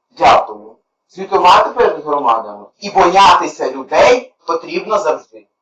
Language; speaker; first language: Ukrainian; native; Ukrainian